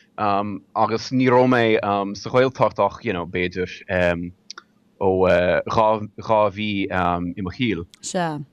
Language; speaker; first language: Irish; non-native, learner; English